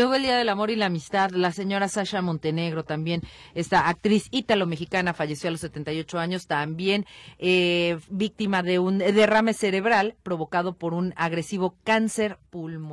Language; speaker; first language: Spanish; native; Spanish